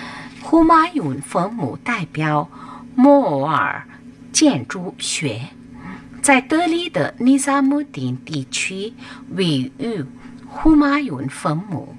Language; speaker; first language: Chinese; non-native, learner; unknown